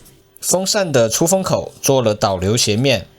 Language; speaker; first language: Chinese; native; Chinese